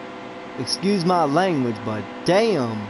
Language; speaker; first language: English; native; English